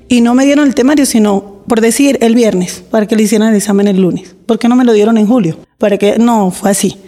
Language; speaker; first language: Spanish; native; Spanish